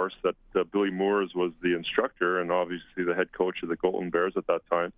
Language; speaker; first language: English; native; English